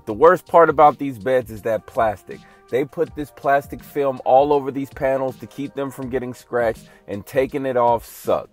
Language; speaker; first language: English; native; English